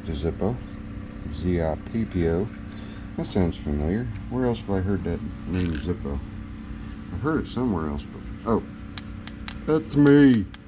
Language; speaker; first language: English; native; English